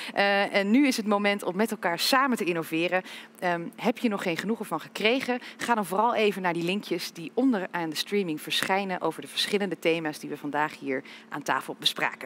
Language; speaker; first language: Dutch; native; Dutch